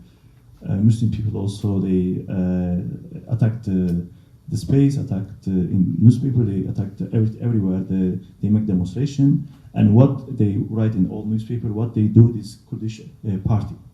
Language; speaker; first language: English; non-native, learner; Kurdish